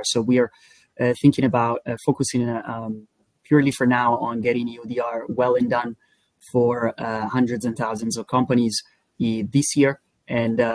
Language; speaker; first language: English; non-native, fluent; Italian